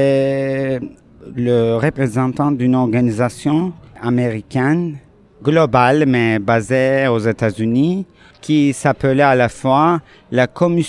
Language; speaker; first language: French; non-native, fluent; Turkish